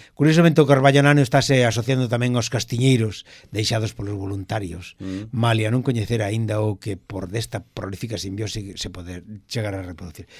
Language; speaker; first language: Galician; native; Galician